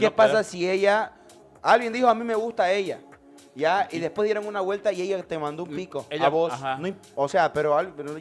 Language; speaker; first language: Spanish; native; Spanish